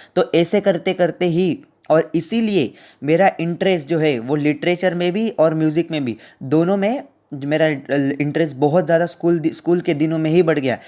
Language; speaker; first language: Hindi; non-native, local second language; Marathi